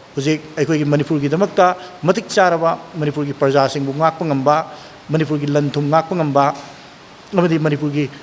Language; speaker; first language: Manipuri; native; Manipuri